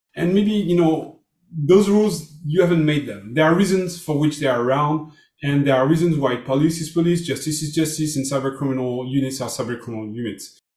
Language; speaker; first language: English; non-native, fluent; French